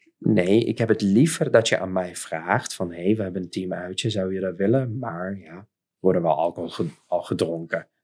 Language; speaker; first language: Dutch; non-native, fluent; Arabic